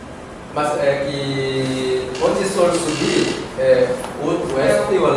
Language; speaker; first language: Portuguese; non-native, learner; Korean